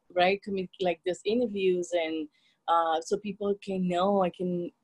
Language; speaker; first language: English; non-native, fluent; Spanish